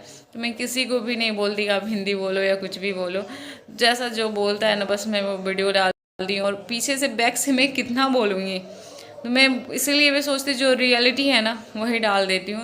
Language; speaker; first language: Hindi; non-native, local second language; Maithili